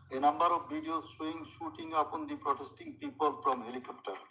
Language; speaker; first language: English; non-native, local second language; Bangla